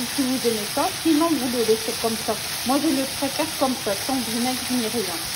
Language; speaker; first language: French; non-native, local second language; Arabic